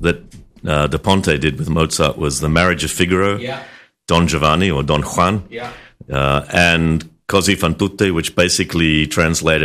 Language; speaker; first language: English; native; English